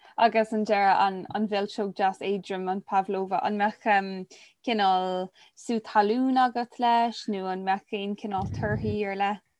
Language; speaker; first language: Irish; non-native, local second language; English